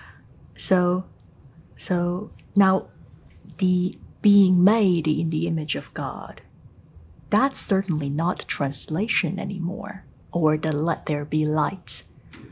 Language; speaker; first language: English; non-native, fluent; Chinese